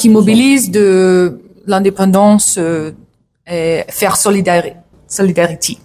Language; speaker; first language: French; non-native, learner; English